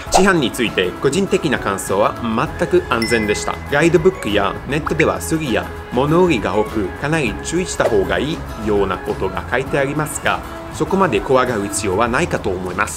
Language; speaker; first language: Japanese; non-native, fluent; Italian